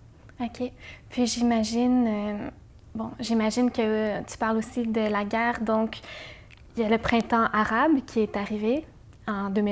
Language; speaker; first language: French; native; French